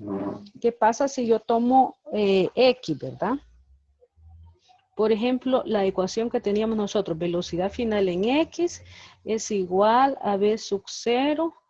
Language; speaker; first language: Spanish; native; Spanish